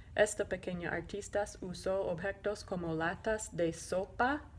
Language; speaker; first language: Spanish; non-native, learner; English